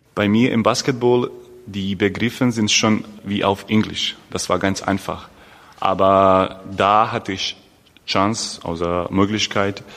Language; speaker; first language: German; non-native, learner; Bosnian